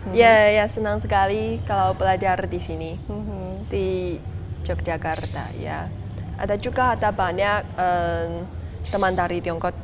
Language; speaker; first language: Indonesian; non-native, learner; Chinese